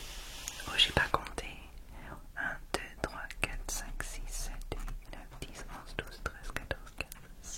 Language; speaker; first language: French; non-native, fluent; English